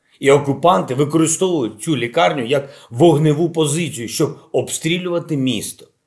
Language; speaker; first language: Ukrainian; non-native, local second language; Russian